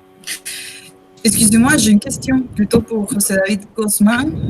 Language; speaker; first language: French; non-native, learner; Spanish